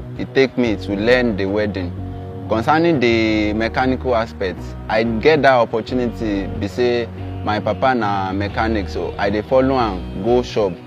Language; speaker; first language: Nigerian Pidgin; non-native, local second language; Yoruba